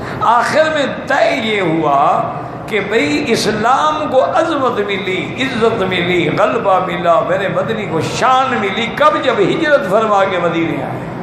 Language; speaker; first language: Urdu; native; Urdu